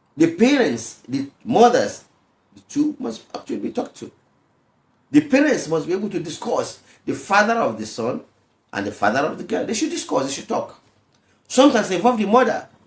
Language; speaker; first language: English; non-native, local second language; Yoruba